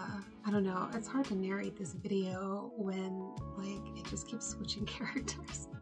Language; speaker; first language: English; native; English